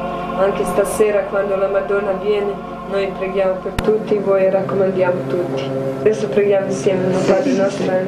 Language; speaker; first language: Italian; non-native, learner; Croatian